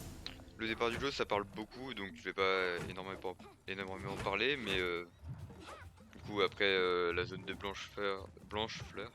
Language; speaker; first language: French; native; French